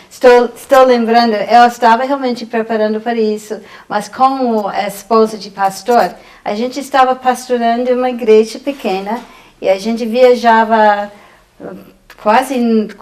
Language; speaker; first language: Portuguese; non-native, fluent; English